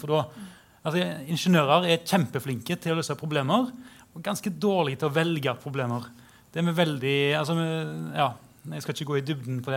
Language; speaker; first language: Norwegian; native; Norwegian